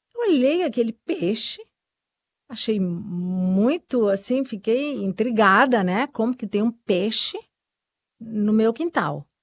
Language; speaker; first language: Portuguese; early bilingual, other home language; Spanish